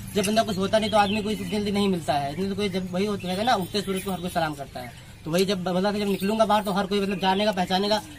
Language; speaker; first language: Hindi; native; Hindi